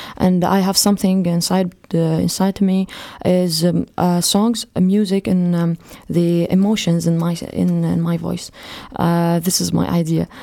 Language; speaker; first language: English; non-native, fluent; Arabic